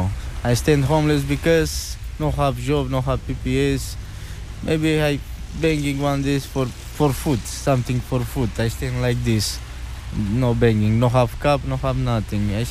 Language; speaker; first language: English; non-native, learner; Romanian